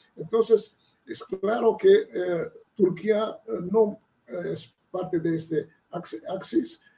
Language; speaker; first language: Spanish; non-native, fluent; Italian